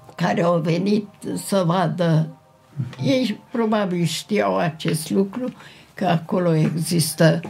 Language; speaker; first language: Romanian; non-native, local second language; Hungarian